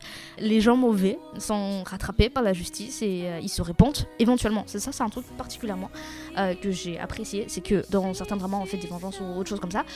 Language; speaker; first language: French; native; French